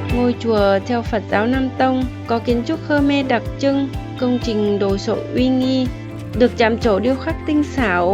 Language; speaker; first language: Vietnamese; native; Vietnamese